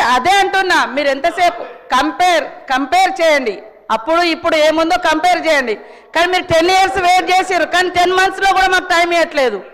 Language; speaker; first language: Telugu; native; Telugu